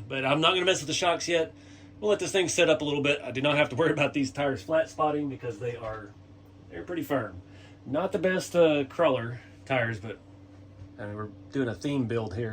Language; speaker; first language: English; native; English